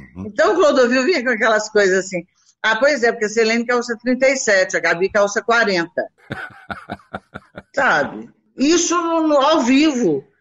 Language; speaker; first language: Portuguese; native; Portuguese